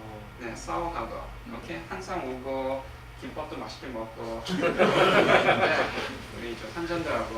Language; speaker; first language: Korean; early bilingual, heritage; English